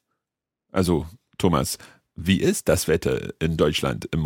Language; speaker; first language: German; non-native, learner; English